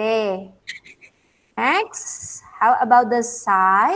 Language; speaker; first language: English; non-native, fluent; Indonesian